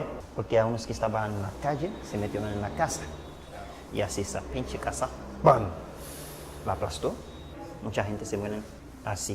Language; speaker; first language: Spanish; non-native, learner; Haitian Creole